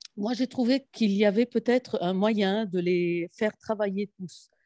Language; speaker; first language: French; non-native, local second language; Arabic